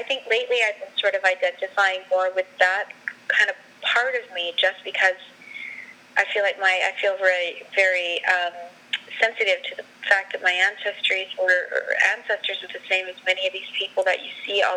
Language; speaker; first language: English; native; English